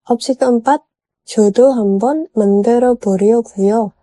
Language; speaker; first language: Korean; non-native, fluent; Indonesian